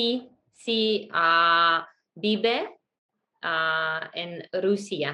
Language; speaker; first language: Spanish; non-native, learner; Russian